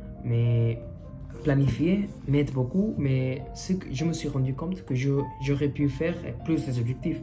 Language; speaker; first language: French; non-native, learner; Spanish